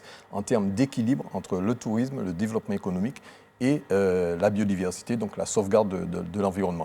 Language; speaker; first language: French; native; French